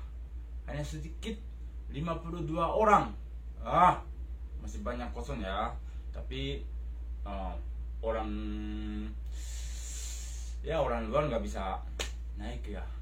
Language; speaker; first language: Indonesian; non-native, fluent; Japanese